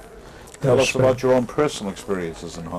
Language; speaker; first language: English; native; English